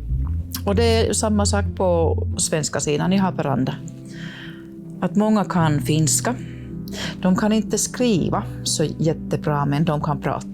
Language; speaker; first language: Swedish; non-native, local second language; Finnish